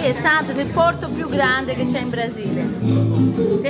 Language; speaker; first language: Italian; non-native, fluent; Portuguese